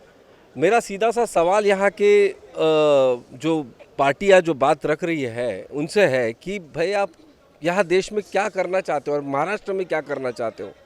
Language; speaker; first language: Hindi; non-native, local second language; Marathi